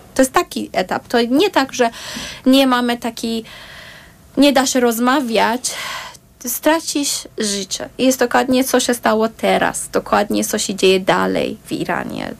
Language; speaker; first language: Polish; non-native, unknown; Persian